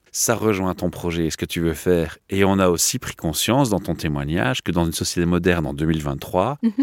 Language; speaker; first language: French; native; French